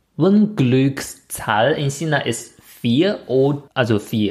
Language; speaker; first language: German; non-native, fluent; Chinese